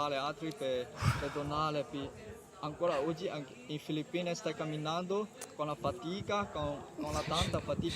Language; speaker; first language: Italian; non-native, learner; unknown